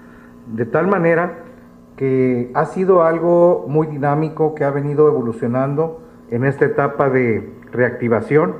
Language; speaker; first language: Spanish; native; Spanish